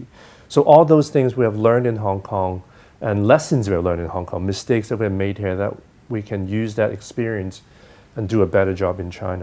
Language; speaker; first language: English; non-native, local second language; Cantonese